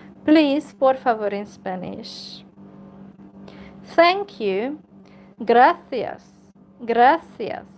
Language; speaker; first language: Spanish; non-native, learner; Hungarian